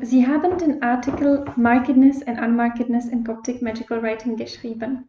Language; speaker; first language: German; non-native, fluent; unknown